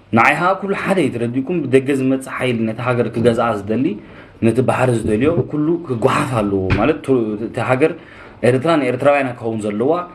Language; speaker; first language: Tigrinya; early bilingual, heritage; Tigrinya